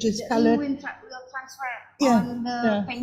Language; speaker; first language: English; non-native, fluent; Indonesian